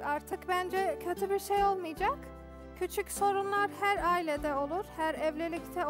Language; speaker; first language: Turkish; non-native, learner; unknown